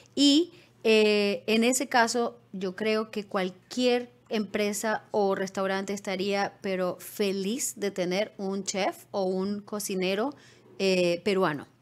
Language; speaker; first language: Spanish; native; Spanish